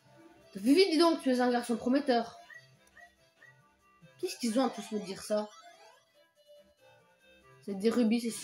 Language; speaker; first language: French; native; French